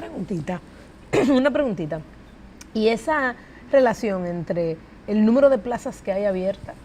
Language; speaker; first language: Spanish; native; Spanish